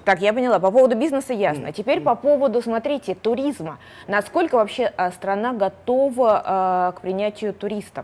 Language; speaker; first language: Russian; native; Russian